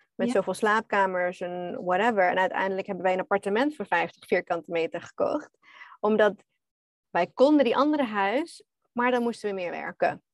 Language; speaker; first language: Dutch; non-native, fluent; English